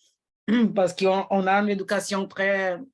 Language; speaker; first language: French; non-native, fluent; Portuguese